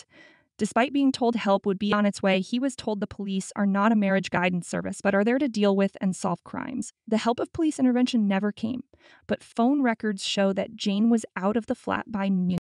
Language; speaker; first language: English; native; English